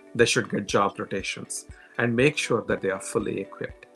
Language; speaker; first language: English; non-native, local second language; Telugu